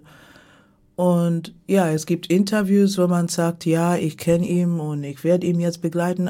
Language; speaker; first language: German; non-native, fluent; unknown